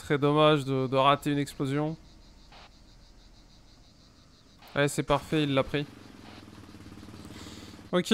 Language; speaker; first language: French; native; French